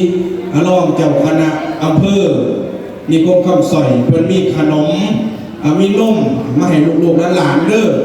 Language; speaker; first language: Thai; non-native, local second language; Northeastern Thai